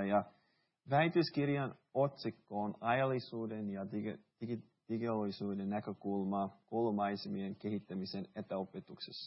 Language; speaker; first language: Finnish; early bilingual, heritage; Finnish